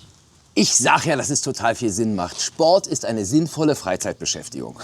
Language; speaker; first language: German; native; German